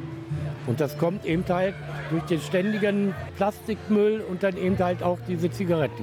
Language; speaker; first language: German; native; German